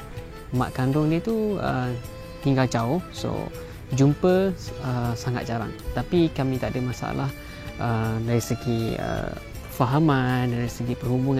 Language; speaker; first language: Malay; native; Malay